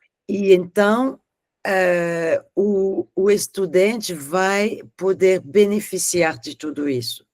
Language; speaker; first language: Portuguese; non-native, fluent; French